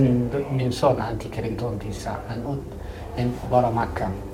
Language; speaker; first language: Swedish; non-native, learner; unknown